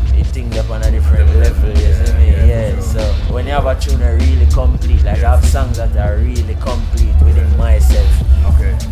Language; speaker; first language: English; non-native, fluent; Italian